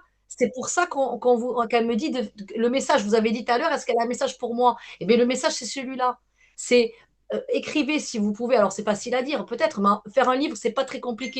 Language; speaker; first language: French; native; French